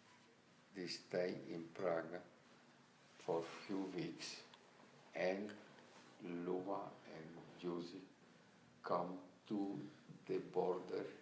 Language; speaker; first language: English; non-native, learner; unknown